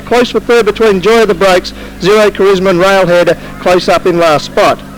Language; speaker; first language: English; native; English